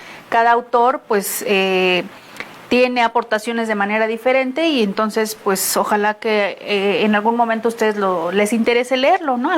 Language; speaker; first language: Spanish; native; Spanish